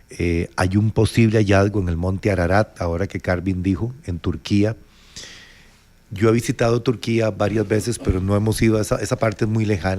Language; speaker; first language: Spanish; native; Spanish